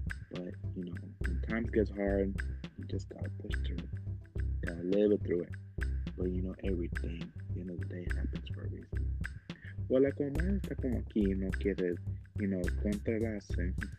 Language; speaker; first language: English; early bilingual, other home language; Spanish